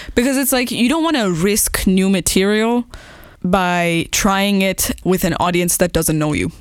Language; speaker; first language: English; non-native, fluent; Persian